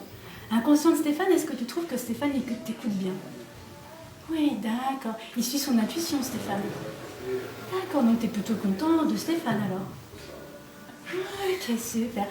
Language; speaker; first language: French; native; French